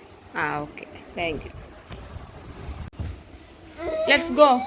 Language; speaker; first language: English; non-native, learner; Malayalam